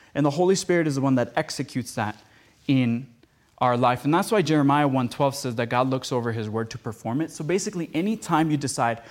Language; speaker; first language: English; early bilingual, other home language; Spanish